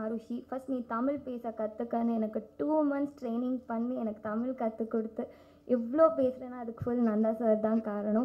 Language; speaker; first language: Tamil; non-native, learner; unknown